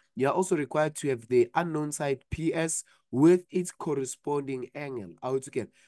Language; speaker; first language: English; non-native, local second language; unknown